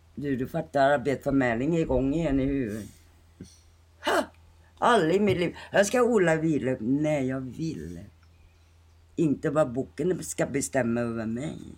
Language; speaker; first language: Swedish; non-native, fluent; Thai